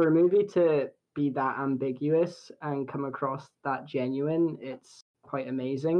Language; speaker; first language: English; native; English